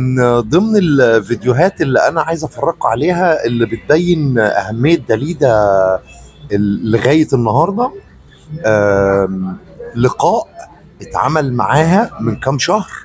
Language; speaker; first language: Arabic; native; Arabic